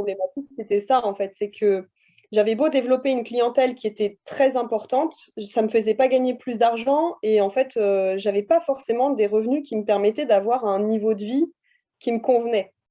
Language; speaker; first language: French; native; French